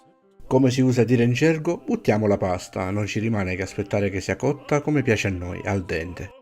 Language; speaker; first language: Italian; native; Italian